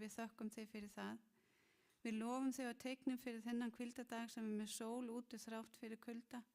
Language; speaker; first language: Icelandic; non-native, fluent; Spanish